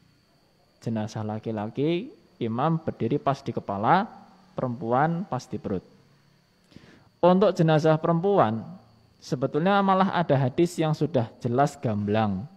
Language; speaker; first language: Indonesian; non-native, local second language; Javanese